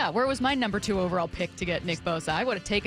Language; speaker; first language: English; native; English